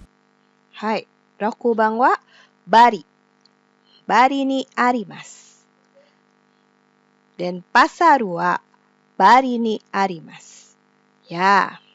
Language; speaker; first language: Japanese; non-native, learner; Indonesian